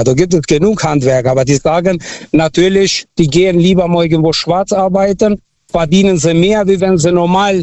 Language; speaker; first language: German; non-native, fluent; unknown